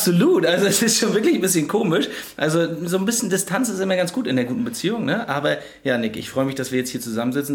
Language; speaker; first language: German; native; German